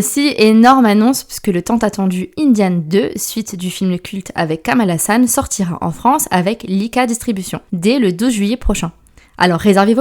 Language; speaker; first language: French; native; French